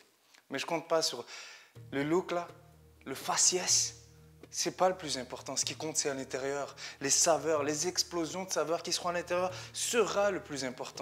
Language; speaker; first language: French; native; French